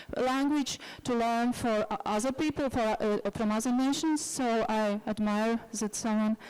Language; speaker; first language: English; non-native, fluent; Latvian